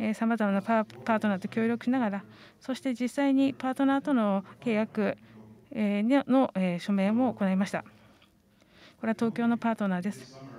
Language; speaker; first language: Japanese; non-native, fluent; Estonian